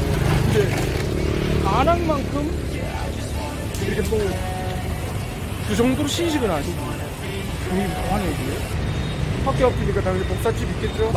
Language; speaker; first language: Korean; native; Korean